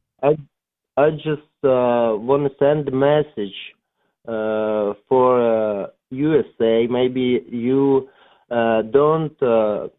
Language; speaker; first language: English; non-native, learner; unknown